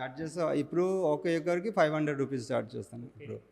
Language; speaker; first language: Telugu; non-native, local second language; Odia